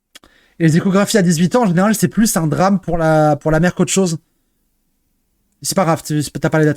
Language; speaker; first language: French; native; French